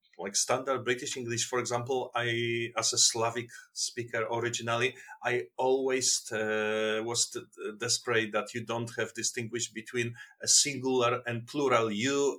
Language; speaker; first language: English; non-native, fluent; Polish